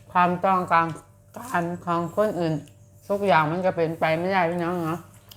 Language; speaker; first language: Thai; native; Thai